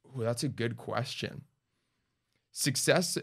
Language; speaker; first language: English; native; English